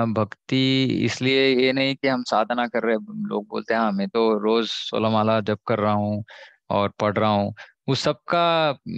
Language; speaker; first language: Hindi; non-native, local second language; Kannada